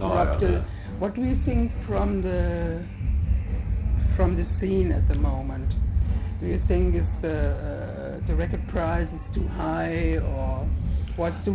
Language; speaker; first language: English; non-native, learner; German